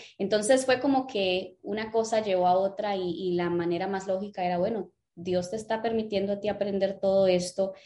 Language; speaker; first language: Spanish; early bilingual, other home language; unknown